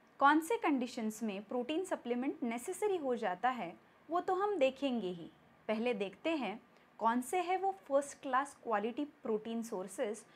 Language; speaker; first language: Hindi; non-native, local second language; Marathi